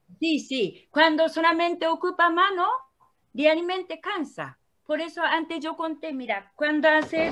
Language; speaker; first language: Spanish; non-native, learner; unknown